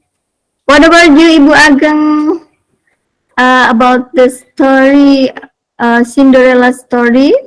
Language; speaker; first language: English; non-native, learner; Indonesian